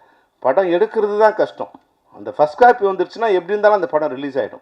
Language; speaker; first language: Tamil; native; Tamil